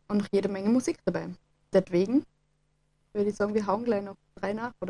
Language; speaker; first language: German; native; German